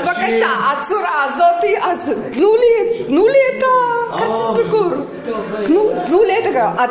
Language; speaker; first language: Hebrew; non-native, fluent; Russian